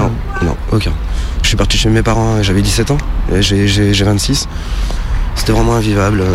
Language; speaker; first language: French; native; French